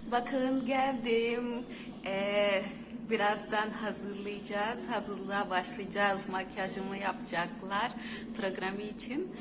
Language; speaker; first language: Turkish; non-native, fluent; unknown